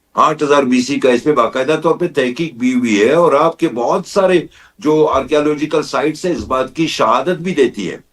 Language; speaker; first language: Urdu; non-native, local second language; Baluchi